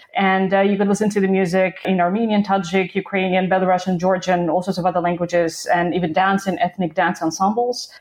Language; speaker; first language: English; non-native, fluent; Russian